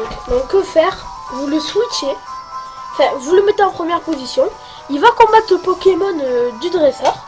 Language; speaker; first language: French; native; French